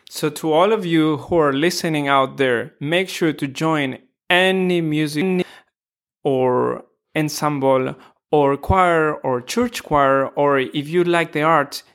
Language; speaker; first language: English; non-native, fluent; Spanish